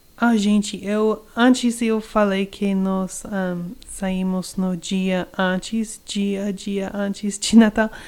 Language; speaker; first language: Portuguese; non-native, learner; English